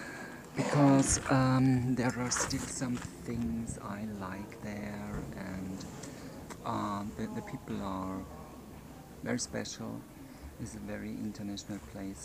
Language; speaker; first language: English; non-native, fluent; German